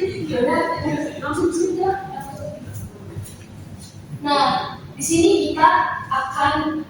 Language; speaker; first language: Indonesian; native; Indonesian